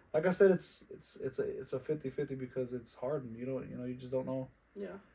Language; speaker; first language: English; native; English